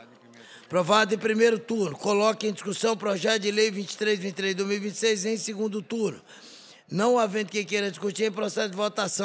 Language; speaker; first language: Portuguese; native; Portuguese